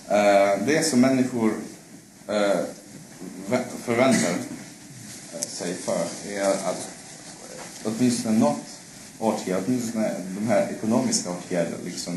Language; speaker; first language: Swedish; non-native, fluent; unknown